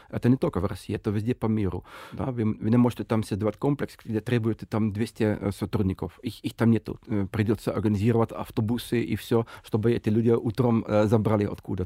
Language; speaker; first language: Russian; non-native, fluent; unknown